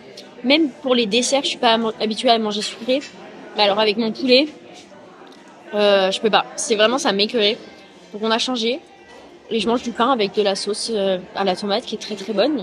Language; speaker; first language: French; native; French